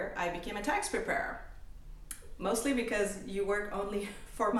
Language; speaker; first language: English; native; English